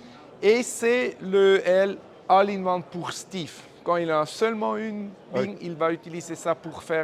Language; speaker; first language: French; non-native, fluent; German